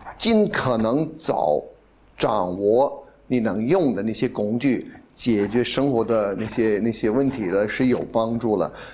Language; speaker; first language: Chinese; non-native, fluent; English